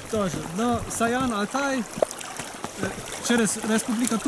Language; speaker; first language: Russian; non-native, learner; German